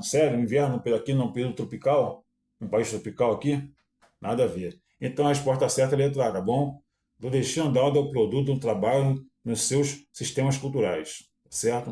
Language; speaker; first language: Portuguese; native; Portuguese